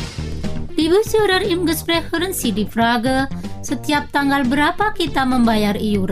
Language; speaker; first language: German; non-native, fluent; Indonesian